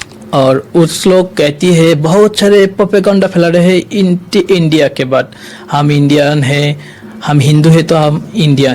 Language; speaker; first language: Hindi; non-native, learner; Bangla